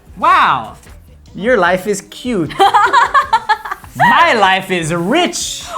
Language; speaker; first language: English; native; English